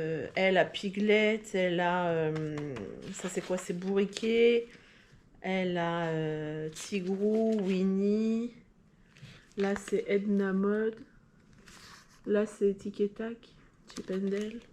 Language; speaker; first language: French; native; French